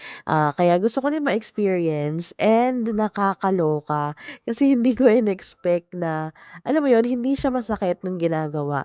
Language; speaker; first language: Filipino; native; Filipino